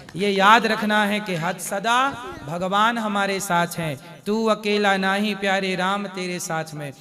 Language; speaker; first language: Hindi; native; Hindi